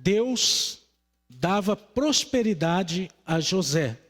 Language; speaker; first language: Portuguese; native; Portuguese